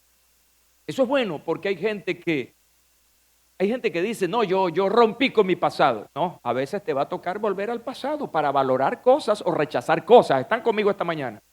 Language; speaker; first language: Spanish; native; Spanish